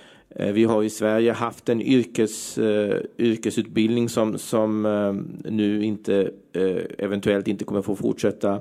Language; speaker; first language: Swedish; native; Swedish